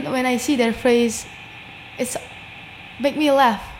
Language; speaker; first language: English; non-native, learner; Indonesian